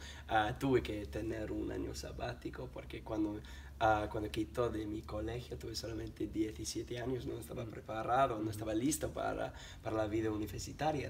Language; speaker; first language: Spanish; non-native, learner; English